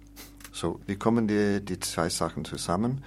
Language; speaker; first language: German; non-native, learner; English